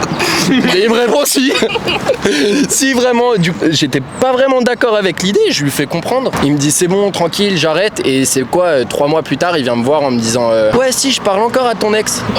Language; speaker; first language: French; native; French